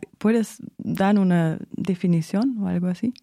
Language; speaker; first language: Spanish; non-native, fluent; German